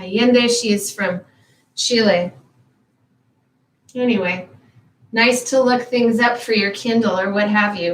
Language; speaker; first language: English; native; English